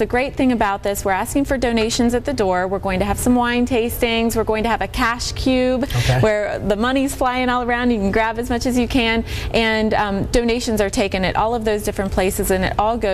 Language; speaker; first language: English; native; English